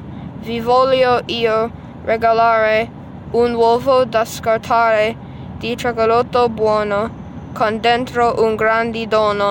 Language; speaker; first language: Italian; non-native, learner; English